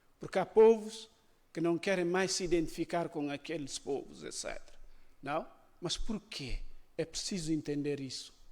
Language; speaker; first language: Portuguese; non-native, local second language; Upper Guinea Crioulo